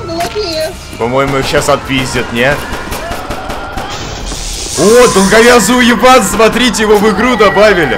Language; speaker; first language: Russian; native; Russian